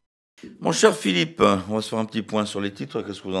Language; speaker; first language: French; native; French